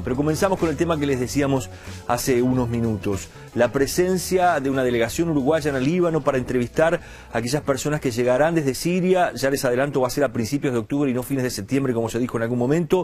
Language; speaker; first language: Spanish; native; Spanish